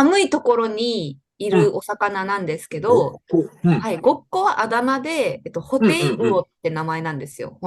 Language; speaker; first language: Japanese; native; Japanese